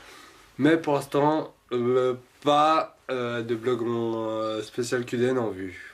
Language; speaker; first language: French; native; French